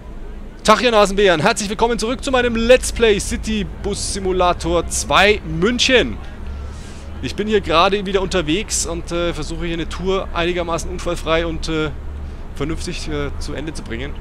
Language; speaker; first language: German; native; German